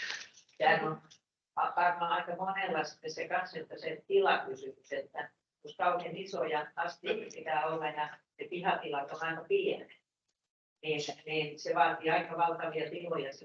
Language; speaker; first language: Finnish; native; Finnish